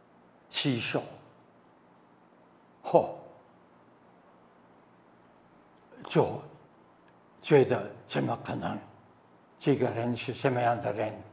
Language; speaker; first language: Chinese; non-native, fluent; German